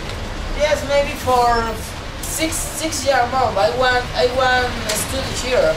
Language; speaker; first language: English; non-native, learner; Spanish